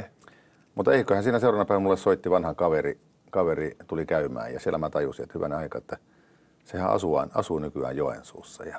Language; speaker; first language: Finnish; native; Finnish